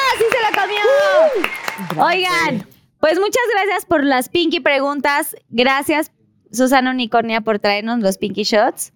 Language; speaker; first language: Spanish; native; Spanish